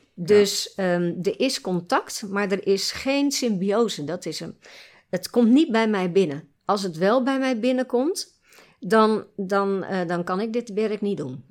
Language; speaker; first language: Dutch; native; Dutch